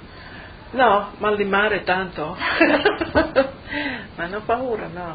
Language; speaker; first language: Italian; native; Italian